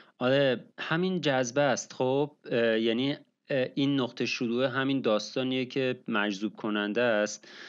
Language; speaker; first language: Persian; native; Persian